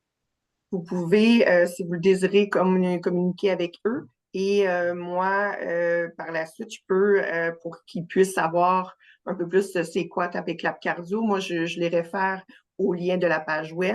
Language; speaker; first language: French; native; French